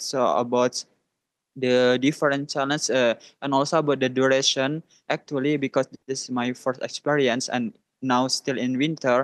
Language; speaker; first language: English; non-native, learner; Indonesian